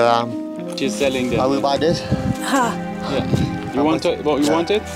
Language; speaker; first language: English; non-native, learner; Vietnamese